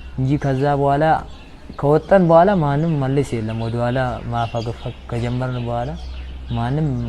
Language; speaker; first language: Amharic; non-native, local second language; Oromo